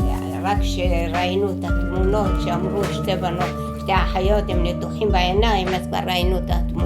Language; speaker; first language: Hebrew; early bilingual, other home language; Arabic